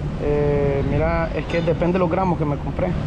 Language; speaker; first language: Spanish; native; Spanish